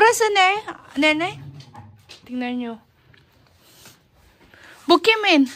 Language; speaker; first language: Turkish; non-native, learner; Filipino